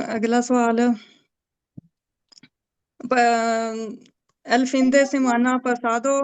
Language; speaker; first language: Spanish; non-native, learner; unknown